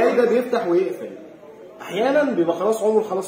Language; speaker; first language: Arabic; native; Arabic